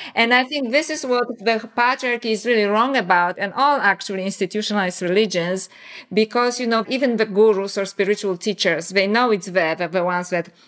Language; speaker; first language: English; non-native, fluent; Polish